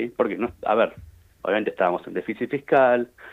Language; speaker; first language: Spanish; native; Spanish